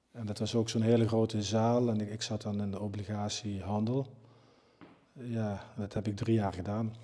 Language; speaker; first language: Dutch; native; Dutch